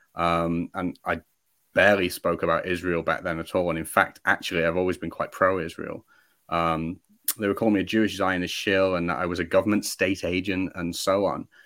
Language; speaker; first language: English; native; English